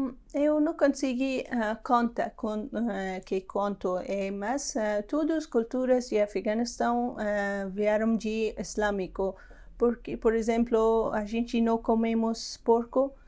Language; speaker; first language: Portuguese; non-native, learner; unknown